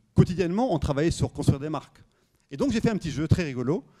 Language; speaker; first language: French; native; French